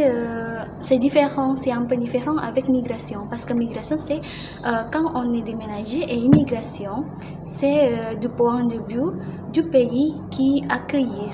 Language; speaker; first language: French; non-native, learner; Indonesian